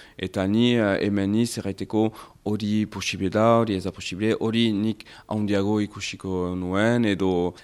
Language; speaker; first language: Basque; non-native, local second language; French